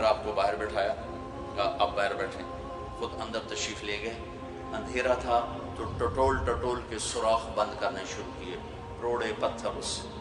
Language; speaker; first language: Urdu; non-native, local second language; Punjabi